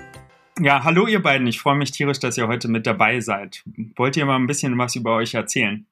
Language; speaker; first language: German; native; German